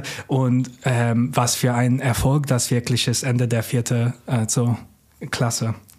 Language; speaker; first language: German; non-native, fluent; English